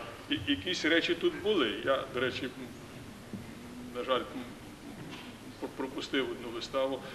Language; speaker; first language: Ukrainian; native; Ukrainian